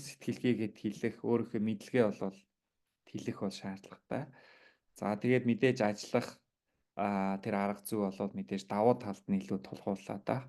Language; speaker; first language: Mongolian; native; Mongolian